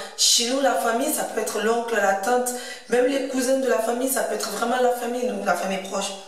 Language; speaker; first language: French; early bilingual, other home language; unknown